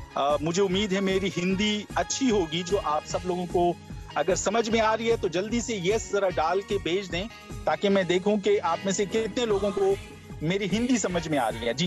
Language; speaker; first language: Urdu; non-native, local second language; Pashto